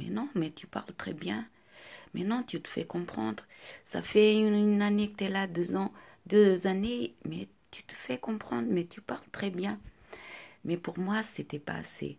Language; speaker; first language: French; non-native, fluent; Portuguese